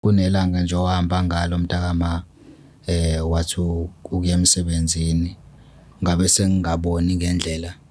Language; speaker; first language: Zulu; native; Zulu